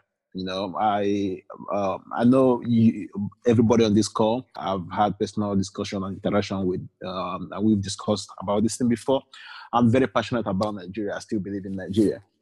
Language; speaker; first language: English; non-native, local second language; Igbo